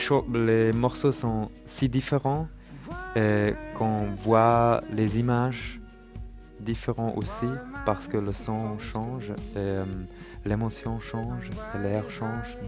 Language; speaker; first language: French; non-native, learner; German